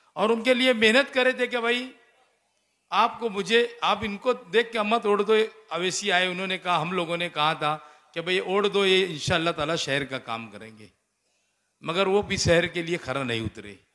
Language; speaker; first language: Hindi; non-native, local second language; Urdu